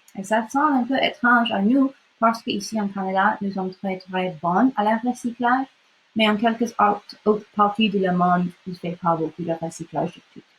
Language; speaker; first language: French; non-native, local second language; English